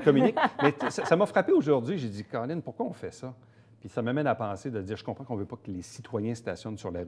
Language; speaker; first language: French; native; French